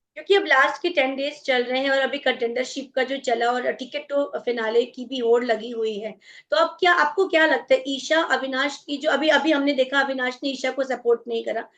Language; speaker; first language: Hindi; native; Hindi